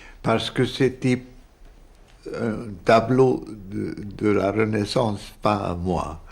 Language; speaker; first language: French; non-native, fluent; Hungarian